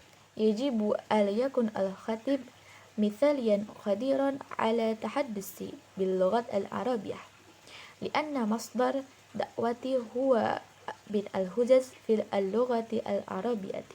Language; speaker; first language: Arabic; non-native, learner; Indonesian